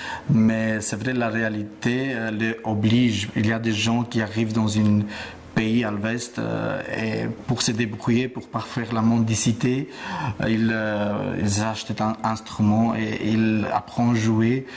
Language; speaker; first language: French; early bilingual, other home language; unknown